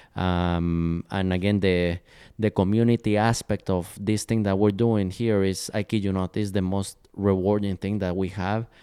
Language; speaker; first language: English; non-native, fluent; Spanish